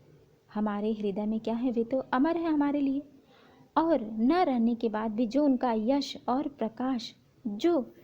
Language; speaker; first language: Hindi; native; Hindi